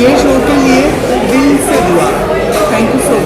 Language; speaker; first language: Hindi; non-native, local second language; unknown